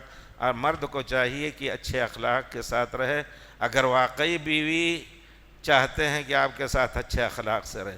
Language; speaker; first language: Urdu; native; Urdu